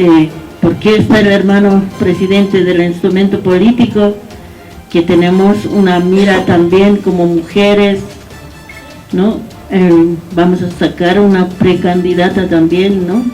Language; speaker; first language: Spanish; non-native, local second language; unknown